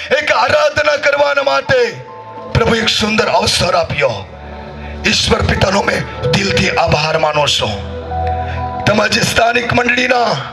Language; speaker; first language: Gujarati; non-native, local second language; Gamit